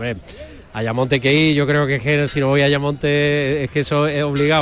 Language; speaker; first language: Spanish; native; Spanish